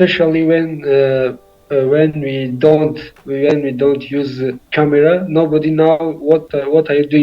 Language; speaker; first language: English; non-native, learner; Tajik